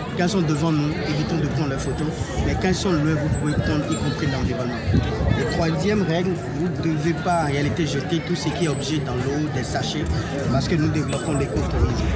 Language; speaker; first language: French; non-native, local second language; Fon